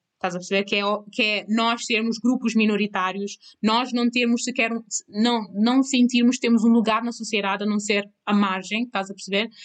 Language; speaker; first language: Portuguese; non-native, local second language; Kabuverdianu